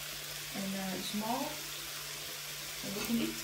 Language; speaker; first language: English; non-native, learner; Vietnamese